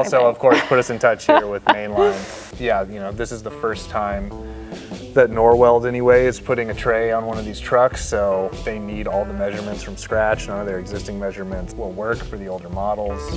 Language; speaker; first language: English; native; English